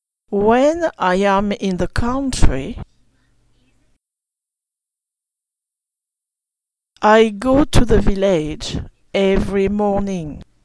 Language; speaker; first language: English; non-native, fluent; French